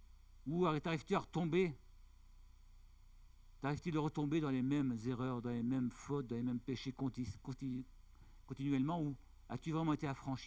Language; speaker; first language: French; native; French